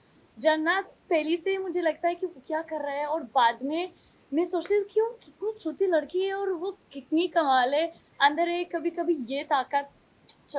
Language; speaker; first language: Hindi; non-native, learner; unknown